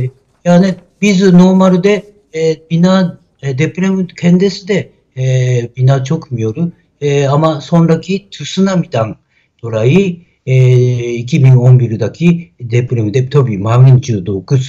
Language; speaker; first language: Turkish; non-native, learner; Japanese